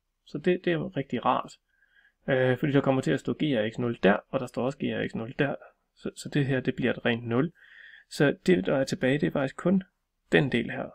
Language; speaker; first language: Danish; native; Danish